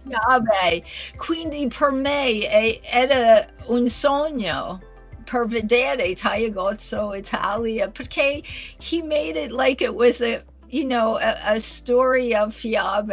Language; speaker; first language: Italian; non-native, learner; English